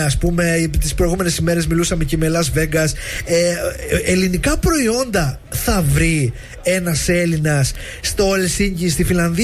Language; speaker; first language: Greek; native; Greek